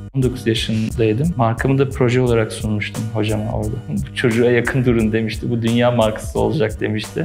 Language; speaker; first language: Turkish; early bilingual, heritage; Turkish